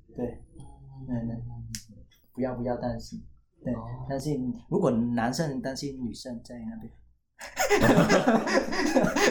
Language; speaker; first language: Chinese; non-native, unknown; Vietnamese